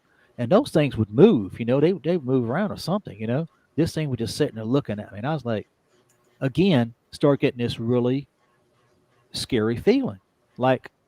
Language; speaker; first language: English; native; English